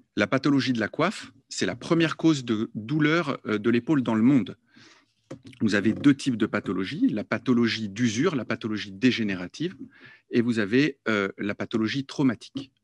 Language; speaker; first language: French; native; French